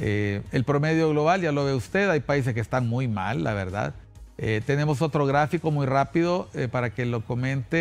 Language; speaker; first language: Spanish; native; Spanish